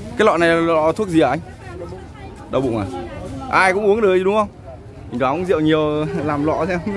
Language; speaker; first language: Vietnamese; non-native, local second language; Hmong